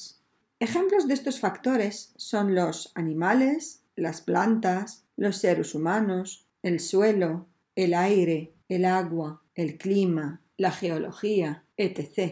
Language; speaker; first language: Spanish; native; Spanish